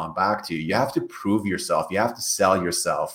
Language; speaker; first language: English; non-native, fluent; Persian